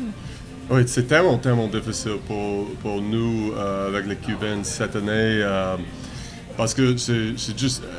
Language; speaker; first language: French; non-native, learner; English